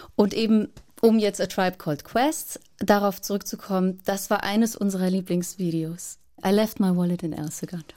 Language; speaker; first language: German; native; German